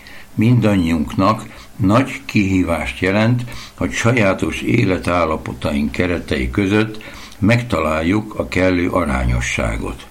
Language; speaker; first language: Hungarian; native; Hungarian